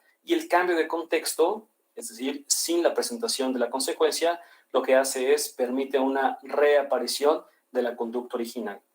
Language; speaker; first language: Spanish; native; Spanish